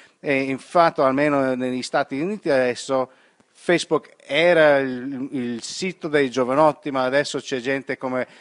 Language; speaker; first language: Italian; non-native, learner; English